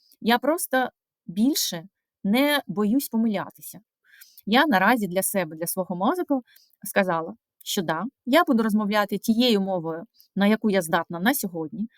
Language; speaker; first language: Ukrainian; non-native, local second language; Russian